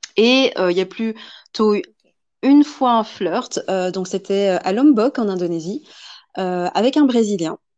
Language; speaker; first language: French; early bilingual, other home language; Vietnamese